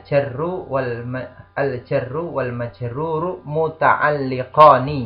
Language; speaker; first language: Arabic; non-native, fluent; Indonesian